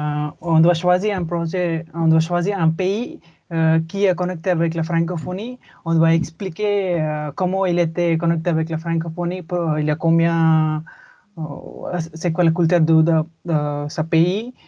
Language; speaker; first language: French; non-native, learner; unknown